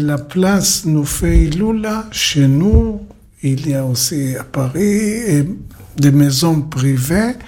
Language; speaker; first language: French; non-native, learner; Hebrew